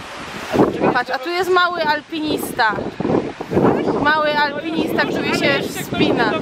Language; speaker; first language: Polish; native; Polish